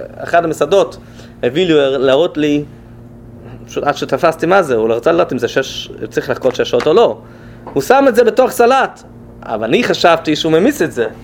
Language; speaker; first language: Hebrew; non-native, fluent; English